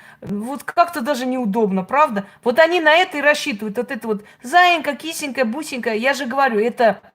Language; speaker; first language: Russian; native; Russian